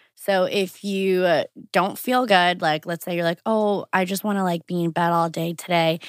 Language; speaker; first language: English; early bilingual, other home language; Portuguese